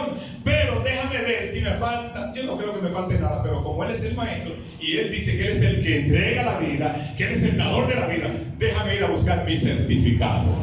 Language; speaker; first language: Spanish; native; Spanish